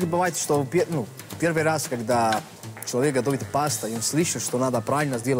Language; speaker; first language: Russian; non-native, fluent; Italian